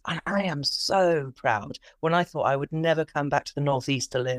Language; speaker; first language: English; native; English